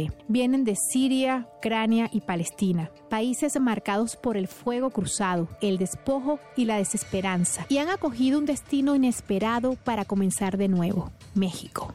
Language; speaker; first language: Spanish; native; Spanish